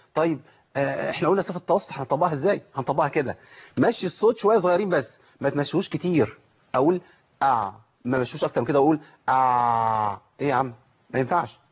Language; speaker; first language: Arabic; native; Arabic